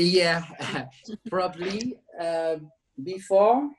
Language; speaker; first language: English; non-native, learner; French